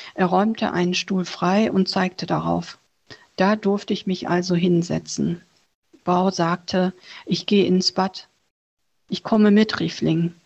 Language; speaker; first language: German; early bilingual, other home language; Chinese